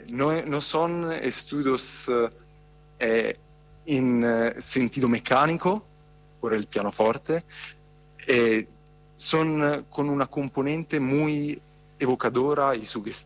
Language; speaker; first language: Spanish; non-native, fluent; Italian